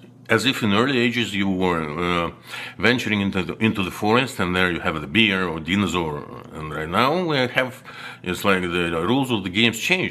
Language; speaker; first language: English; non-native, fluent; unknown